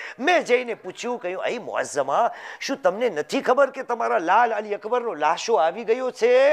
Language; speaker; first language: Gujarati; early bilingual, heritage; Gujarati